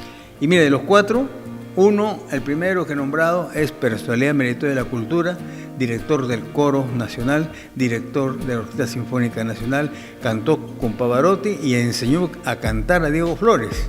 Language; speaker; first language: Spanish; native; Spanish